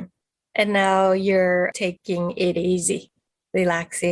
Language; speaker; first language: English; non-native, fluent; Japanese